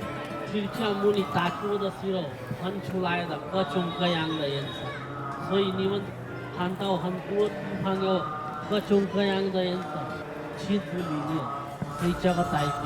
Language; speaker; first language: Chinese; non-native, learner; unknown